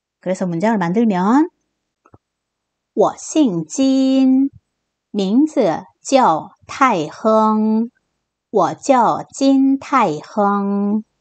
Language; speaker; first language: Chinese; non-native, fluent; Korean